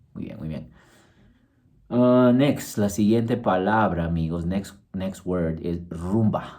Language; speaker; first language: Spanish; early bilingual, heritage; Spanish